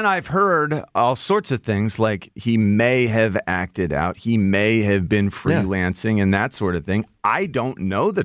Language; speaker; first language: English; native; English